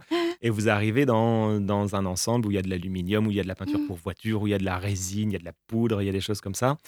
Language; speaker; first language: French; native; French